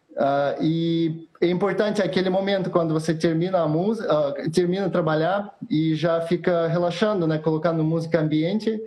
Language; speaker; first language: Portuguese; non-native, fluent; Russian